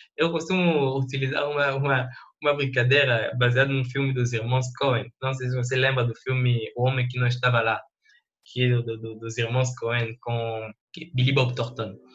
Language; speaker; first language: Portuguese; non-native, fluent; French